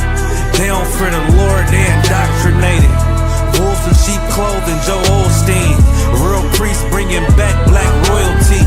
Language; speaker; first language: English; native; English